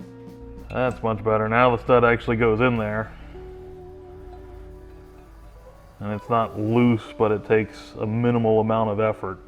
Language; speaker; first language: English; native; English